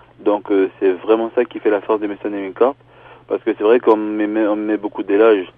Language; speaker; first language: French; early bilingual, other home language; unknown